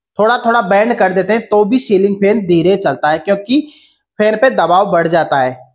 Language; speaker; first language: Hindi; native; Hindi